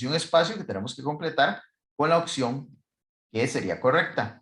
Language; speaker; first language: Spanish; native; Spanish